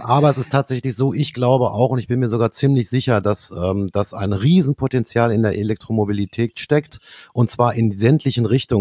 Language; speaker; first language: German; native; German